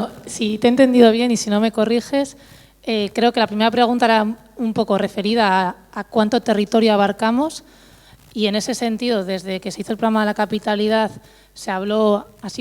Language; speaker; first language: Spanish; native; Spanish